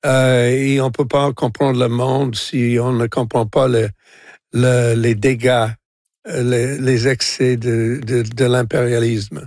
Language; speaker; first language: French; non-native, local second language; English